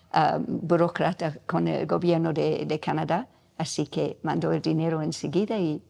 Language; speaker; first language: Spanish; non-native, fluent; English